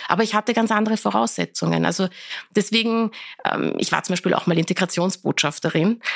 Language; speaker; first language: German; early bilingual, other home language; Persian